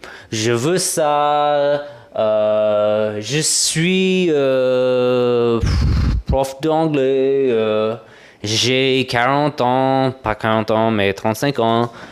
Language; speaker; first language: French; non-native, fluent; English